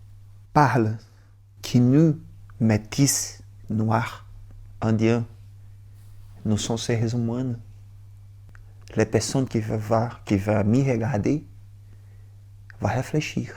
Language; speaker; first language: French; non-native, learner; Portuguese